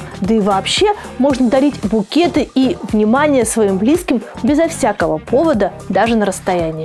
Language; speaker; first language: Russian; native; Russian